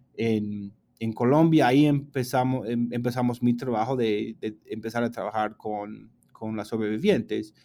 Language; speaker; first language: Spanish; non-native, fluent; English